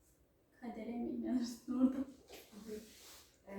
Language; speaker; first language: Turkish; native; Turkish